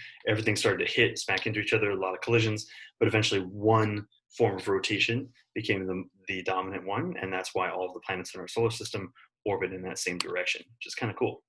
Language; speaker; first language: English; native; English